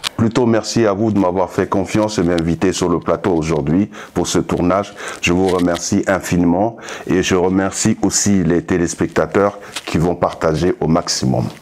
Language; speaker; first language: French; non-native, local second language; Sango